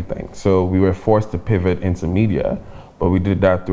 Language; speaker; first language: English; non-native, local second language; Igbo